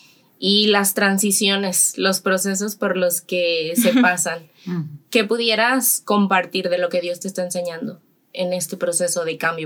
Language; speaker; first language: Spanish; native; Spanish